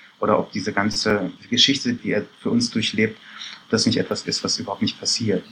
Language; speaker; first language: German; early bilingual, other home language; Persian